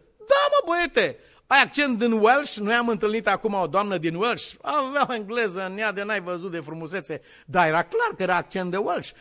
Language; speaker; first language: Romanian; native; Romanian